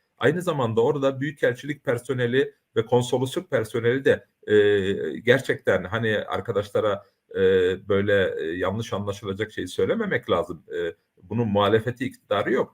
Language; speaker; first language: Turkish; early bilingual, heritage; Turkish